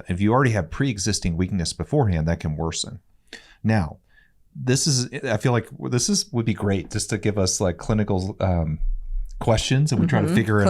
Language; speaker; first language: English; native; English